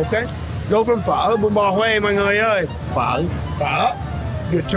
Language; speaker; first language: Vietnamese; non-native, fluent; English